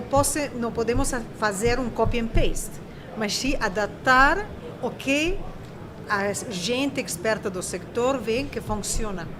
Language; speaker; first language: Portuguese; non-native, fluent; Italian